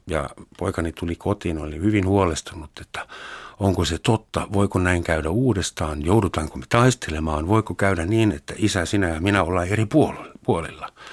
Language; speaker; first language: Finnish; non-native, fluent; German